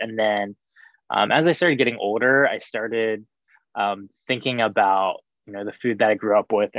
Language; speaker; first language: English; native; English